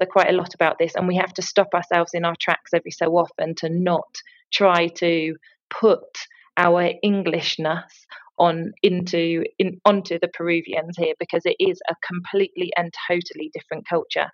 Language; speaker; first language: English; native; English